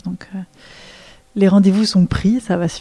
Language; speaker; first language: French; native; French